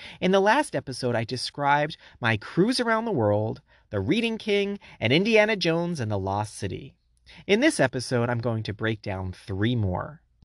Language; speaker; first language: English; native; English